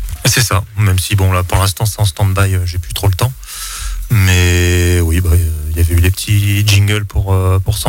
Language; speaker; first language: French; native; French